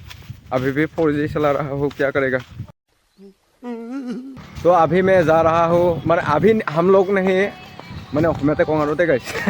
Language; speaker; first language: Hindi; non-native, local second language; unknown